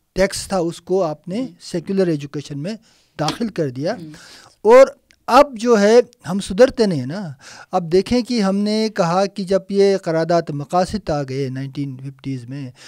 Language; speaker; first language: Urdu; non-native, local second language; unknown